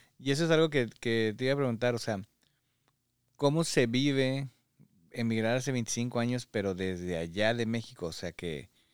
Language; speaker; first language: Spanish; native; Spanish